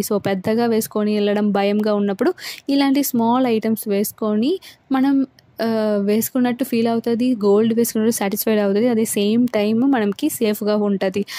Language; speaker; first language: Telugu; non-native, local second language; Tamil